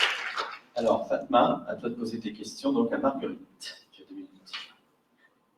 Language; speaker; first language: French; native; French